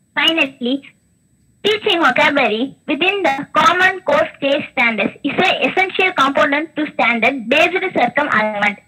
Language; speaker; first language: English; non-native, local second language; Tamil